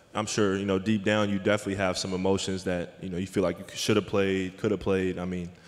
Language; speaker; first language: English; native; English